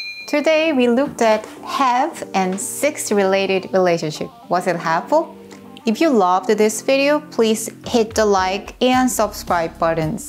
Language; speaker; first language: English; non-native, fluent; Korean